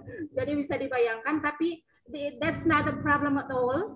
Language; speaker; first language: English; non-native, fluent; Indonesian